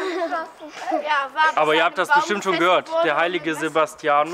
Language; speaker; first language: German; native; German